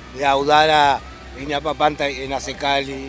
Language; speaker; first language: Indonesian; non-native, fluent; Spanish